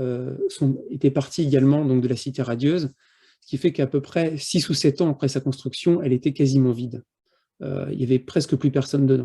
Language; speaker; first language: French; native; French